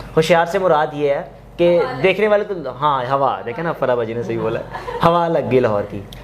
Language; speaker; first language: Urdu; non-native, local second language; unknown